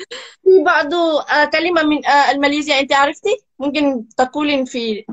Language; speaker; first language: Arabic; non-native, learner; Malay